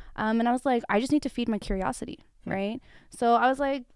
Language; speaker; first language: English; early bilingual, other home language; Tigrinya